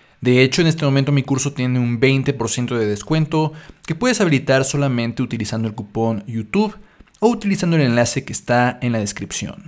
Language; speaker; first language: Spanish; native; Spanish